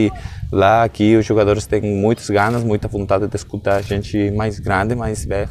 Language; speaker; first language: Portuguese; non-native, learner; Spanish